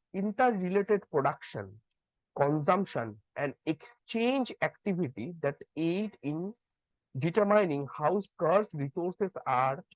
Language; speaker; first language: English; non-native, local second language; Bangla